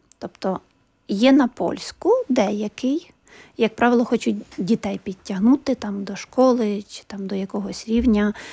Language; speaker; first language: Ukrainian; native; Ukrainian